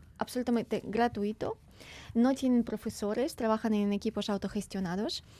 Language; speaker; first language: Spanish; non-native, fluent; Ukrainian